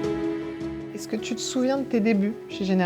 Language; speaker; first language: French; native; French